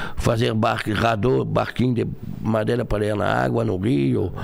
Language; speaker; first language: Portuguese; non-native, fluent; French